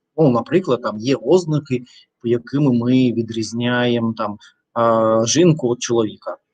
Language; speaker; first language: Ukrainian; non-native, learner; Russian